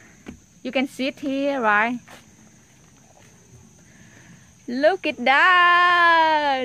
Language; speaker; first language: English; non-native, learner; Vietnamese